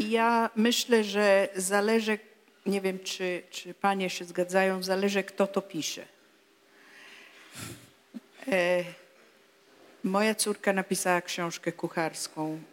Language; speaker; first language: Polish; non-native, fluent; Italian